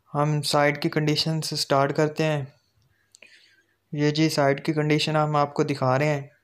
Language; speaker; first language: Urdu; native; Urdu